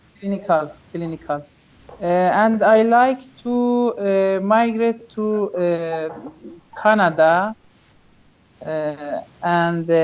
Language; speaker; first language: English; non-native, learner; Persian